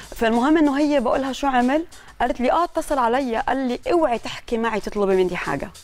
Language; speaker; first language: Arabic; native; Arabic